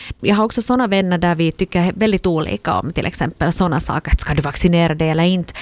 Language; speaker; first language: Swedish; native; Swedish